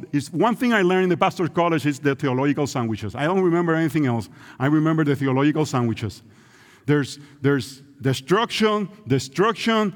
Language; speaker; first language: English; non-native, local second language; Spanish